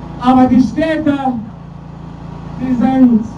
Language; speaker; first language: German; non-native, learner; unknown